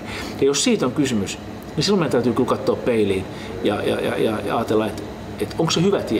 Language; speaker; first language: Finnish; native; Finnish